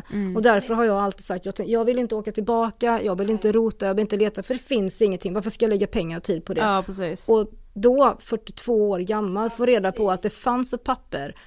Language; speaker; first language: Swedish; native; Swedish